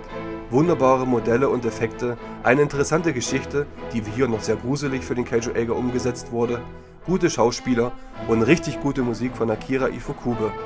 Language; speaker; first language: German; native; German